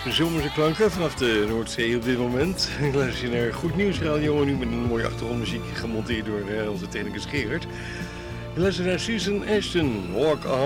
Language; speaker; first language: Dutch; native; Dutch